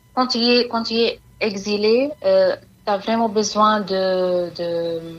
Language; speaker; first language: French; non-native, fluent; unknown